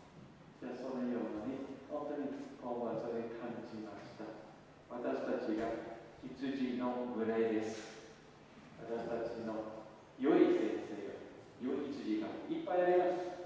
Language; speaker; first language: Japanese; non-native, learner; English